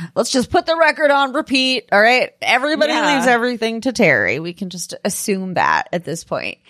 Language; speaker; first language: English; native; English